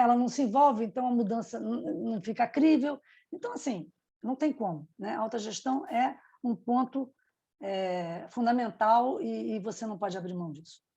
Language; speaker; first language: Portuguese; native; Portuguese